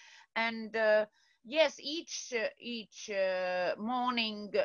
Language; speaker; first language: English; non-native, learner; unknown